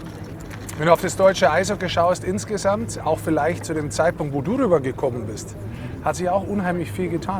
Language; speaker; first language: German; native; German